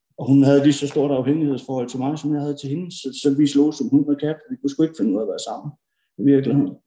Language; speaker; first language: Danish; early bilingual, other home language; Norwegian